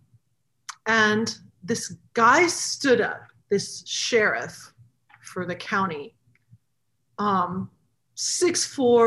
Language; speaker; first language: English; native; English